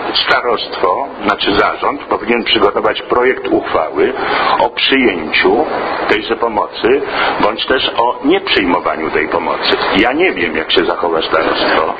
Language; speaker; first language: Polish; native; Polish